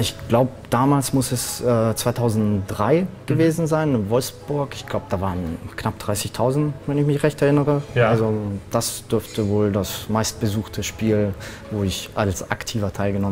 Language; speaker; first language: German; native; German